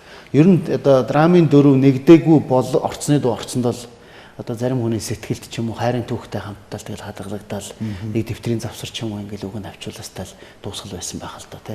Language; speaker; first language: Mongolian; native; Mongolian